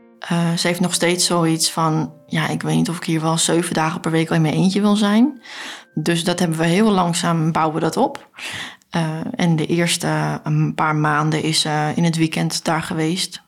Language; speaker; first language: Dutch; native; Dutch